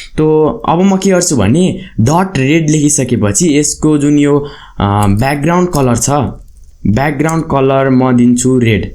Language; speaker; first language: Nepali; non-native, local second language; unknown